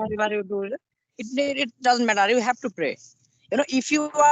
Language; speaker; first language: English; non-native, learner; Bangla